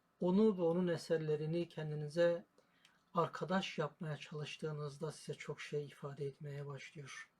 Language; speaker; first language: Turkish; native; Turkish